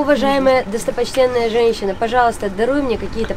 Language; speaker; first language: Russian; native; Russian